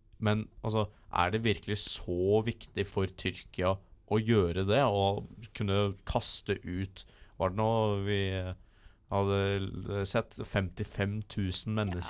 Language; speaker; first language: Norwegian; native; Norwegian